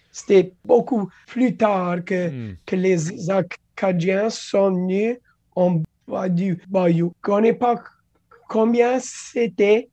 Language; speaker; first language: French; non-native, local second language; English